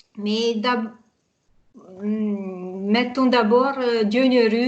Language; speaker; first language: French; non-native, fluent; Hungarian